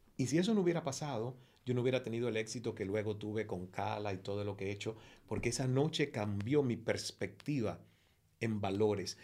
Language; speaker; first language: Spanish; native; Spanish